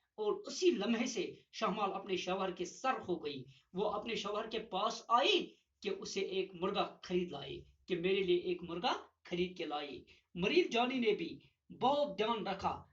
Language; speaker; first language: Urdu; non-native, local second language; Gujari